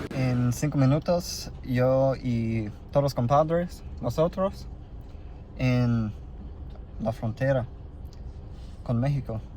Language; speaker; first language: Spanish; non-native, learner; English